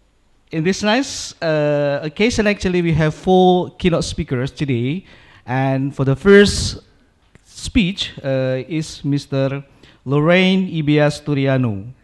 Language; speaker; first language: English; non-native, local second language; Indonesian